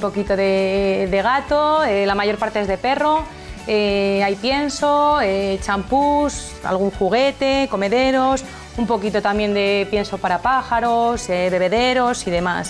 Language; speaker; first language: Spanish; native; Spanish